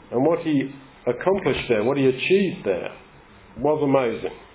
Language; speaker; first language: English; native; English